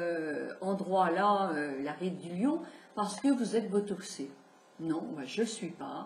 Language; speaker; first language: French; native; French